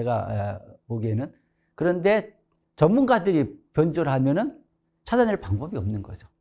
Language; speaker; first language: Korean; native; Korean